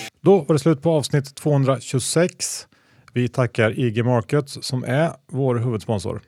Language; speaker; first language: Swedish; native; Swedish